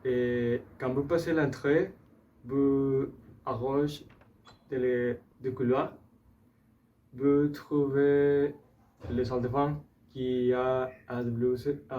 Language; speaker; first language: French; non-native, learner; Spanish